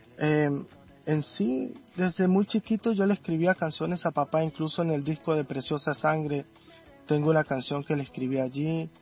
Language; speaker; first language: Spanish; native; Spanish